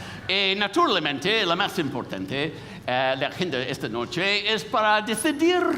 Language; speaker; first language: Spanish; non-native, fluent; English